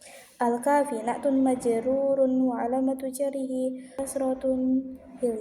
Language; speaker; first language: Arabic; non-native, learner; Indonesian